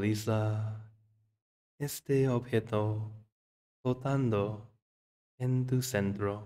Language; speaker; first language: Spanish; non-native, fluent; English